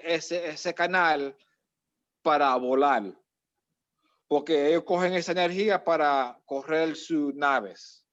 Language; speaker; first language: Spanish; early bilingual, heritage; Spanish